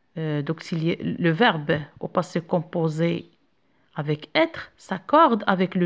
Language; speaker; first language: French; non-native, local second language; Arabic